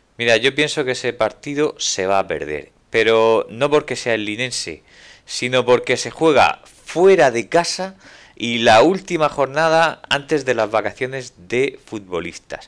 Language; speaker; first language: Spanish; native; Spanish